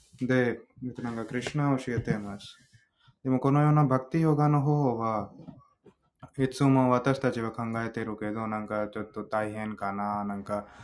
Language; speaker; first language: Japanese; non-native, fluent; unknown